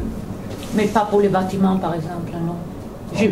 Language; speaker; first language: French; non-native, fluent; Italian